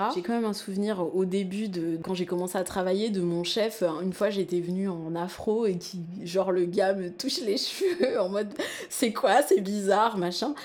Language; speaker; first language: French; native; French